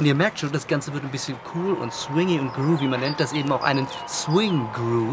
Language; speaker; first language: German; native; German